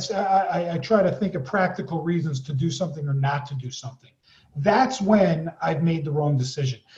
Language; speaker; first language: English; native; English